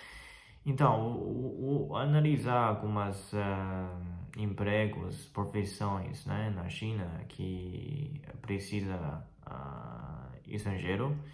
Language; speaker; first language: Portuguese; non-native, fluent; Chinese